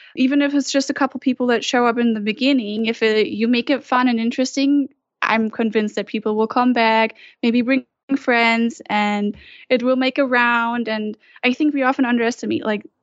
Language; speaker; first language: English; non-native, fluent; German